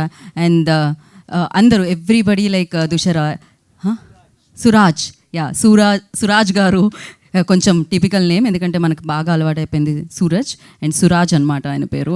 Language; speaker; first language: Telugu; native; Telugu